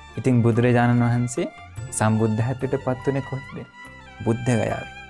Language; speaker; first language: Sinhala; non-native, fluent; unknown